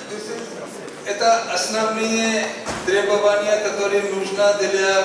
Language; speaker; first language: Russian; non-native, learner; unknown